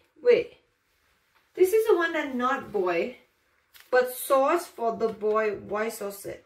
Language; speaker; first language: English; non-native, learner; Thai